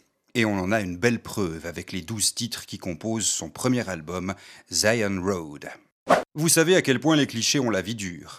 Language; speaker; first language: French; native; French